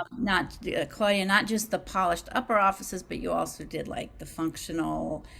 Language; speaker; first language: English; native; English